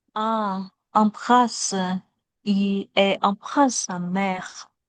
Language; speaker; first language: French; non-native, learner; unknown